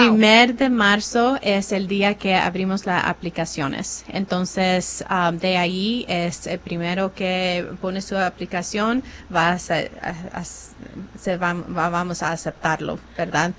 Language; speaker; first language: Spanish; non-native, fluent; English